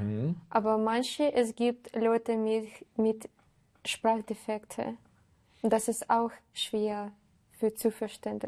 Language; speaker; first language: German; non-native, learner; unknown